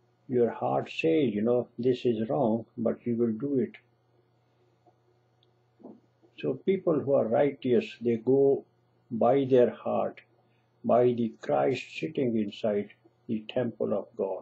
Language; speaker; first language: English; non-native, local second language; Punjabi